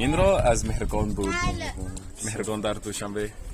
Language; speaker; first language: Persian; non-native, learner; English